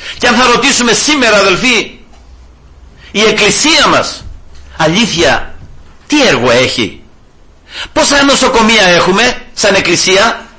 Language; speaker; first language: Greek; native; Greek